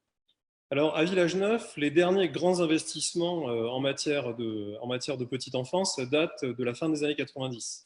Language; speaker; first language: French; native; French